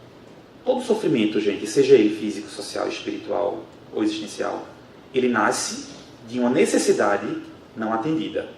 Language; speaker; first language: Portuguese; native; Portuguese